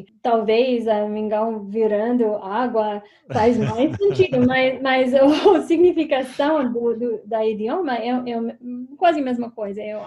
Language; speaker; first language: Portuguese; non-native, fluent; English